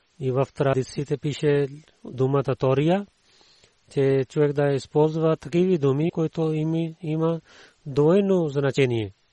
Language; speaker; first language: Bulgarian; non-native, learner; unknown